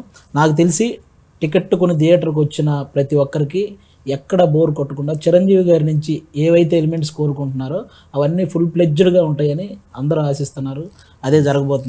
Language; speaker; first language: Telugu; native; Telugu